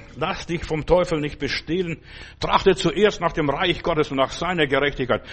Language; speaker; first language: German; non-native, fluent; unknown